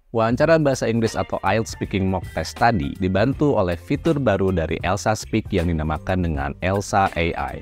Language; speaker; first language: Indonesian; native; Indonesian